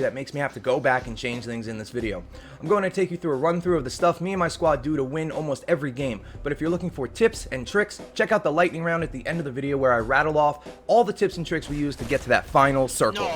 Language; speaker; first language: English; native; English